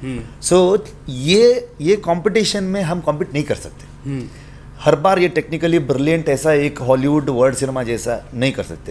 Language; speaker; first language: Hindi; non-native, local second language; Kannada